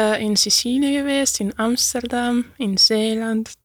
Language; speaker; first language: Dutch; non-native, learner; Italian